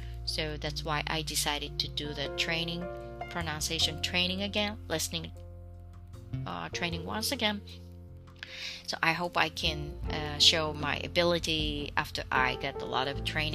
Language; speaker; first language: English; non-native, fluent; Japanese